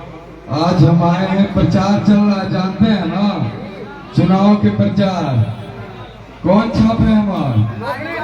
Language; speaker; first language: Hindi; non-native, local second language; Magahi